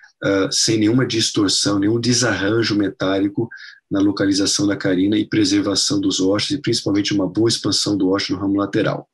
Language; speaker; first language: Portuguese; non-native, fluent; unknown